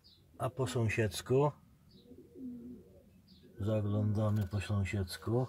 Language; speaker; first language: Polish; native; Polish